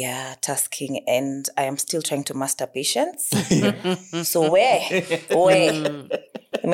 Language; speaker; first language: English; non-native, local second language; Swahili